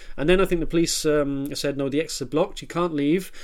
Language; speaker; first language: English; native; English